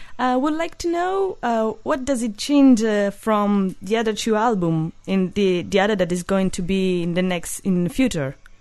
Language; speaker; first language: English; non-native, learner; Italian